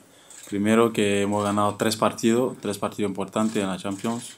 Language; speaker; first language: Spanish; non-native, fluent; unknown